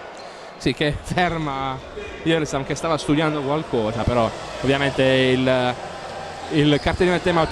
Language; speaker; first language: Italian; native; Italian